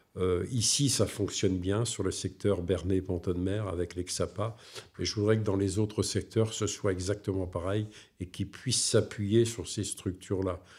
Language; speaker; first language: French; native; French